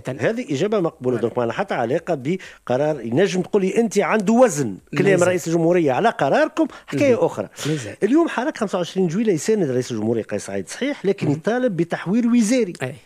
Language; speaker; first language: Arabic; native; Arabic